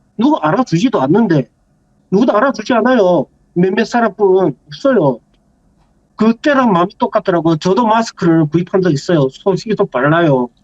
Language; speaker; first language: Korean; native; Korean